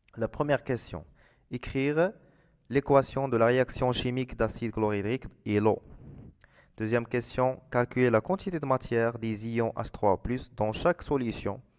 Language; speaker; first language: French; non-native, local second language; Arabic